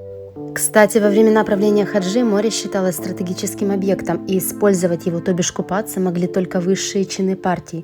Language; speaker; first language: Russian; native; Russian